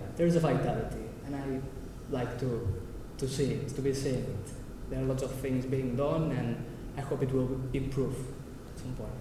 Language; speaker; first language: English; non-native, fluent; Catalan